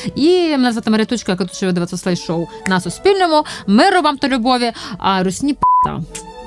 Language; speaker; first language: Ukrainian; native; Ukrainian